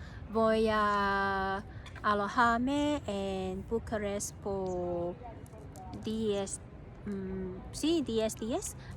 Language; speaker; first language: Spanish; non-native, learner; Cantonese